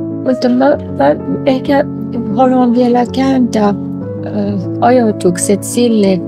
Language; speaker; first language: Finnish; non-native, fluent; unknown